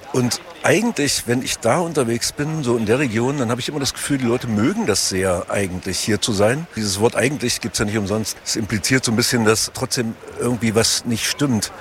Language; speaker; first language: German; native; German